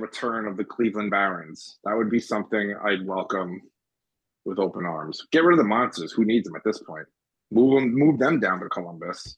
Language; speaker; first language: English; native; English